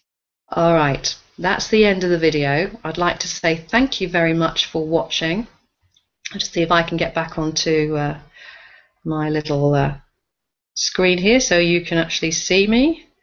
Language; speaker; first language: English; native; English